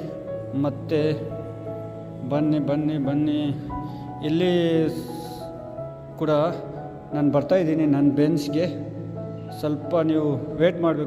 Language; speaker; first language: Kannada; non-native, fluent; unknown